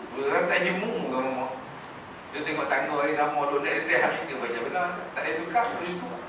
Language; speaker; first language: Malay; native; Malay